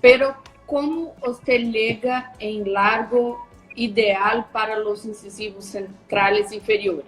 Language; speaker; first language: Spanish; non-native, learner; Portuguese